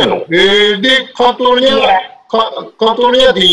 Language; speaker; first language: Indonesian; native; Indonesian